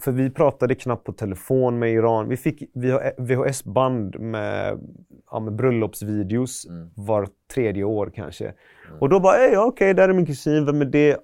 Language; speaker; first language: Swedish; early bilingual, other home language; Persian